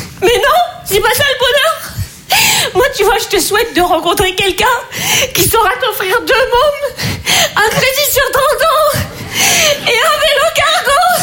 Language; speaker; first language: French; native; French